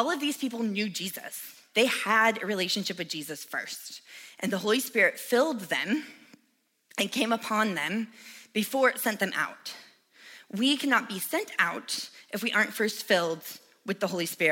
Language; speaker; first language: English; native; English